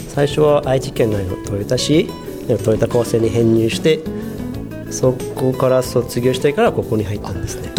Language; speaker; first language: Japanese; non-native, fluent; Tamil